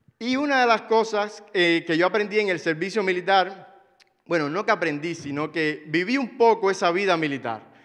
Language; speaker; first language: Spanish; native; Spanish